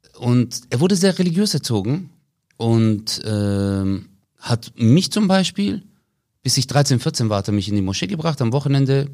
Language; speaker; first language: German; early bilingual, other home language; Turkish